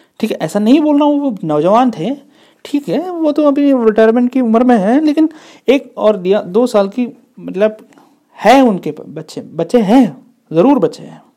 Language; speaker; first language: Hindi; non-native, local second language; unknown